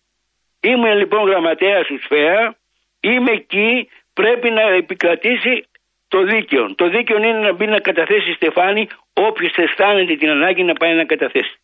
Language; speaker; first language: Greek; native; Greek